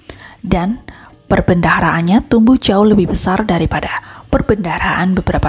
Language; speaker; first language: Indonesian; native; Indonesian